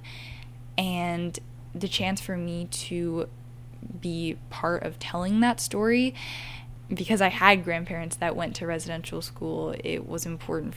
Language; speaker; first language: English; native; English